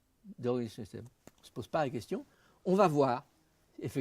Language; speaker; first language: French; native; French